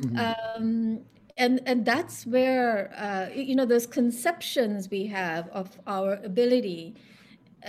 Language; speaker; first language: English; non-native, local second language; Sinhala